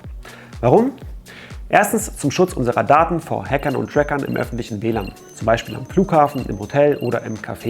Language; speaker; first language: German; native; German